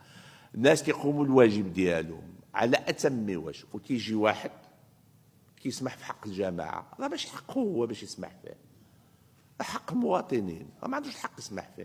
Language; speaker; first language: Arabic; native; Arabic